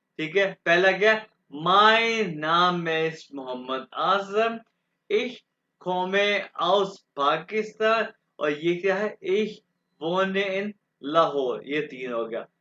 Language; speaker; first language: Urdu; non-native, local second language; Punjabi